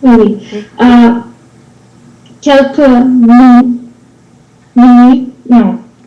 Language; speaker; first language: French; non-native, learner; English